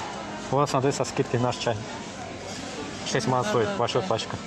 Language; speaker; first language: Russian; non-native, learner; Azerbaijani